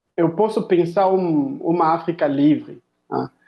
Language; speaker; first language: Portuguese; non-native, fluent; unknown